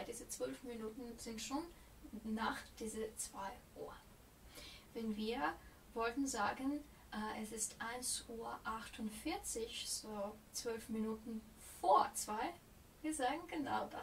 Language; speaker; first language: German; non-native, fluent; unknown